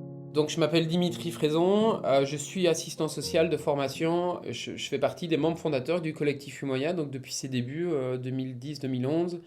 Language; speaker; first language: French; native; French